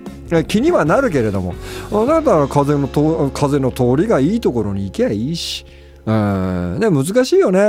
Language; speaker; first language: Japanese; native; Japanese